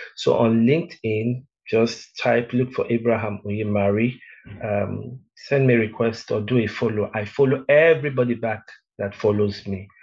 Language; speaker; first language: English; native; English